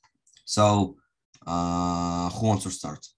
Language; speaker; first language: English; non-native, fluent; Russian